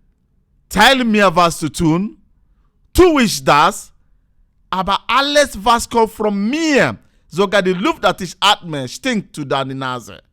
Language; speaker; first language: German; non-native, learner; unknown